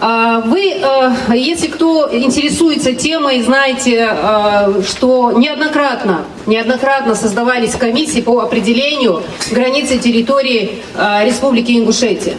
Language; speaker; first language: Russian; non-native, local second language; Ingush